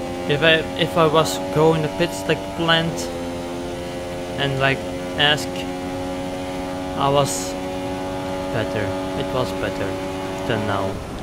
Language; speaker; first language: English; non-native, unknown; Dutch